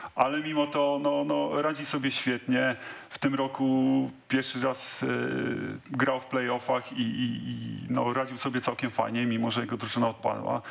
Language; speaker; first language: Polish; native; Polish